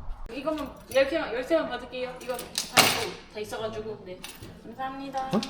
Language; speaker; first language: Korean; non-native, fluent; Japanese